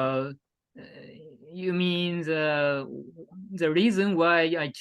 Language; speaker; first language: English; non-native, learner; Japanese